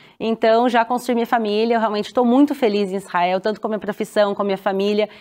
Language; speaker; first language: Portuguese; native; Portuguese